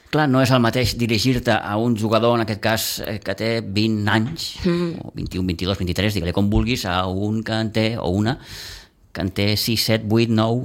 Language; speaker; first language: Catalan; native; Catalan